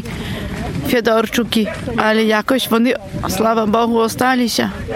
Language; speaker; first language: Polish; non-native, local second language; Ukrainian